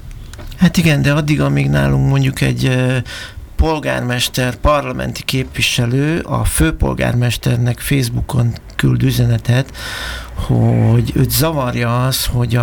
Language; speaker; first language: Hungarian; native; Hungarian